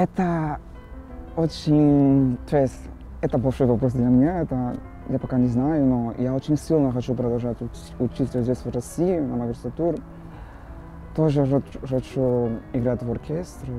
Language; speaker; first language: Russian; non-native, learner; Portuguese